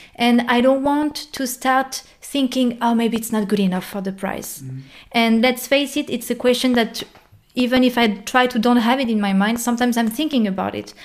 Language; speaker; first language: English; non-native, fluent; French